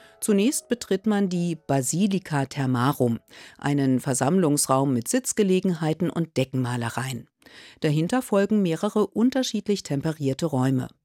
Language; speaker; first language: German; native; German